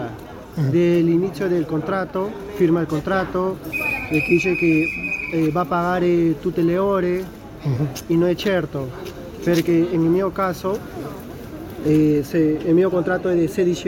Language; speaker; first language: Italian; non-native, learner; Spanish